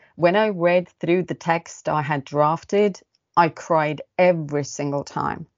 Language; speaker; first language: English; early bilingual, other home language; Estonian